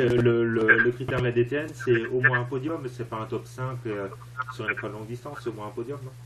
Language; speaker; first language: French; native; French